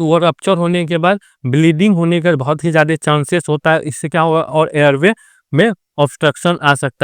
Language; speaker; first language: Hindi; native; Hindi